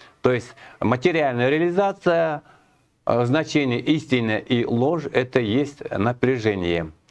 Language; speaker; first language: Russian; non-native, local second language; Kazakh